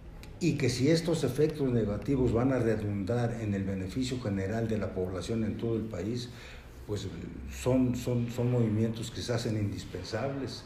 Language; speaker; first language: Spanish; native; Spanish